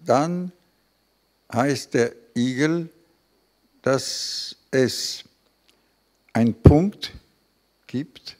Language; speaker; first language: German; non-native, fluent; French